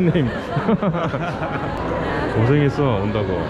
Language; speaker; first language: Korean; native; Korean